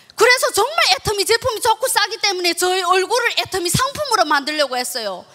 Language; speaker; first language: Korean; early bilingual, heritage; Korean